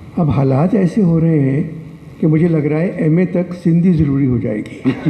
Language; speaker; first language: Urdu; native; Urdu